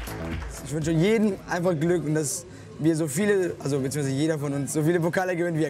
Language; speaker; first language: German; native; German